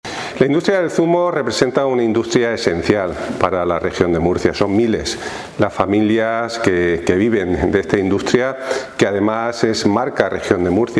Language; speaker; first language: Spanish; native; Spanish